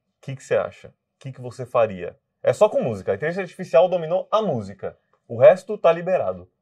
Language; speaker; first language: Portuguese; native; Portuguese